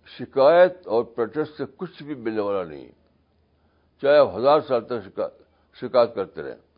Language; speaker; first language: Urdu; native; Urdu